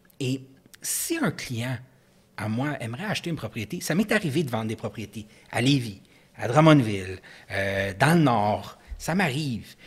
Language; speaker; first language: French; native; French